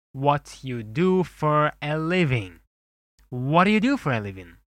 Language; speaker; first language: English; non-native, fluent; Persian